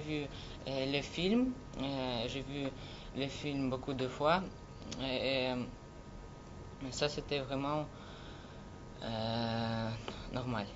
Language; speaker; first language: French; non-native, learner; Russian